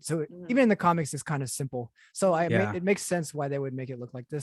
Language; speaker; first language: English; native; English